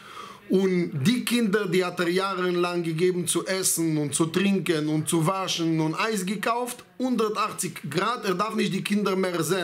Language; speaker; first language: German; non-native, fluent; Hebrew